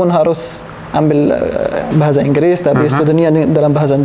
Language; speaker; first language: Indonesian; non-native, learner; Arabic